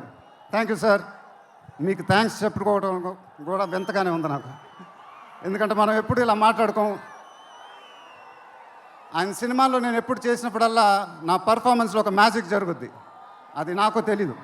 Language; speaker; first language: Telugu; native; Telugu